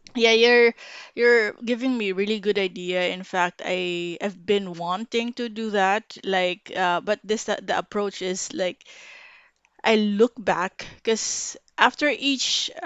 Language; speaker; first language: English; non-native, local second language; Filipino